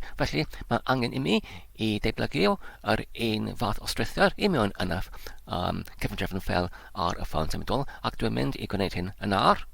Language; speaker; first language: Welsh; non-native, fluent; English